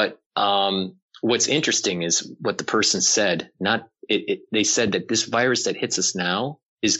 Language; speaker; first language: English; native; English